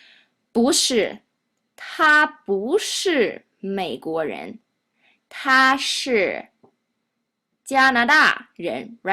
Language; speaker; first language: Chinese; non-native, fluent; English